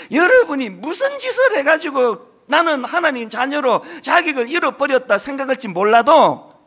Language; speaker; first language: Korean; native; Korean